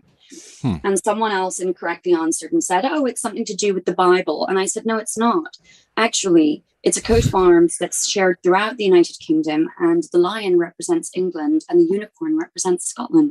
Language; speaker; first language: English; native; English